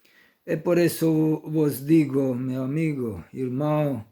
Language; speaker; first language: Portuguese; non-native, fluent; Italian